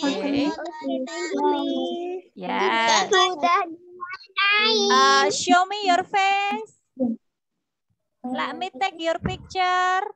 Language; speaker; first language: English; non-native, fluent; Indonesian